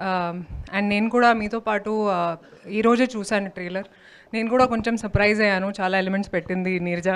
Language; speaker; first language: Telugu; non-native, fluent; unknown